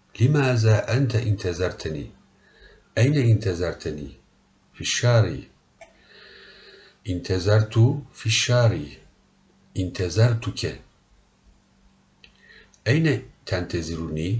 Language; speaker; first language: Arabic; non-native, learner; Turkish